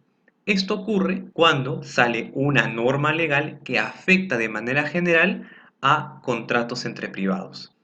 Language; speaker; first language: Spanish; native; Spanish